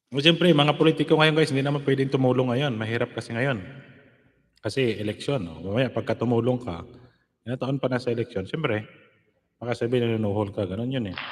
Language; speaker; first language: Filipino; non-native, local second language; Hiligaynon